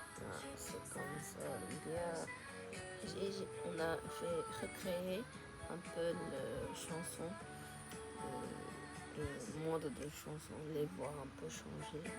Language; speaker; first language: French; non-native, fluent; Japanese